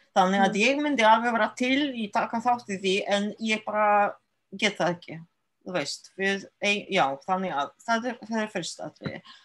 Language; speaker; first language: Icelandic; early bilingual, other home language; French